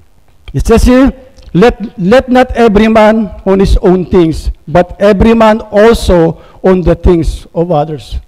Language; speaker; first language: English; non-native, local second language; Filipino